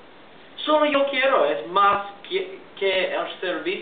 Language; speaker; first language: Spanish; non-native, learner; English